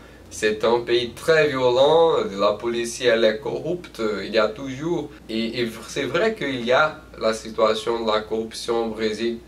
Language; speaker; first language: French; non-native, fluent; Portuguese